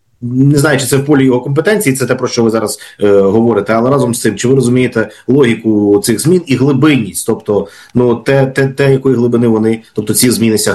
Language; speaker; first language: Ukrainian; native; Ukrainian